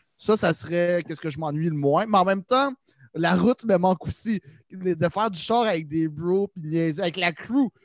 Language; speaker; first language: French; native; French